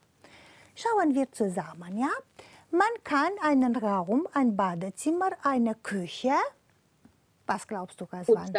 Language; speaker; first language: German; non-native, fluent; Romanian